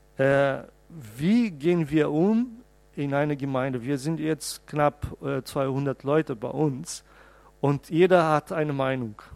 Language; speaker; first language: German; non-native, fluent; Portuguese